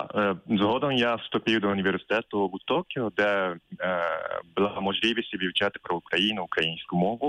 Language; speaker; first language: Ukrainian; non-native, fluent; Japanese